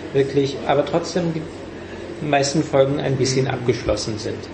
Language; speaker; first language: German; non-native, fluent; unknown